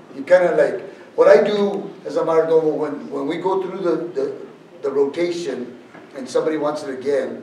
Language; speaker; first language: English; native; English